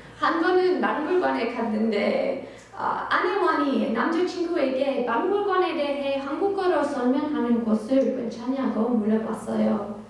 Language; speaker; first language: Korean; non-native, fluent; English